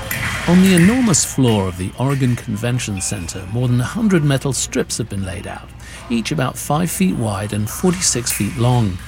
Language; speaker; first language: English; native; English